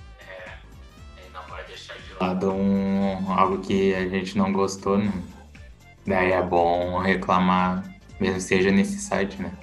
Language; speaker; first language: Portuguese; native; Portuguese